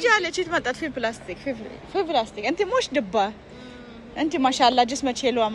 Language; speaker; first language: Arabic; non-native, learner; Amharic